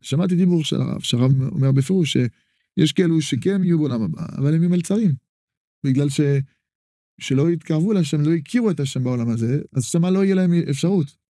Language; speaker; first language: Hebrew; non-native, fluent; French